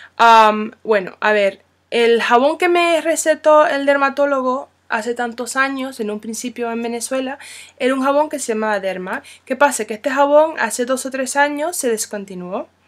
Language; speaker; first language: Spanish; non-native, fluent; English